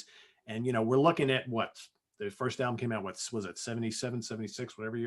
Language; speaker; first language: English; native; English